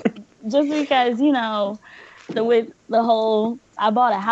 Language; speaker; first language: English; native; English